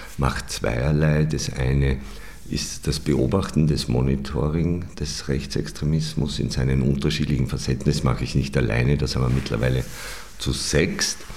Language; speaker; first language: German; native; German